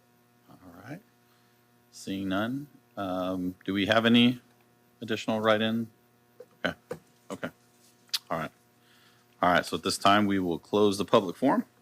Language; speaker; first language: English; native; English